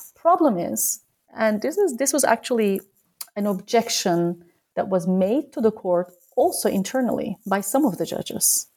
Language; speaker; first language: English; non-native, fluent; Turkish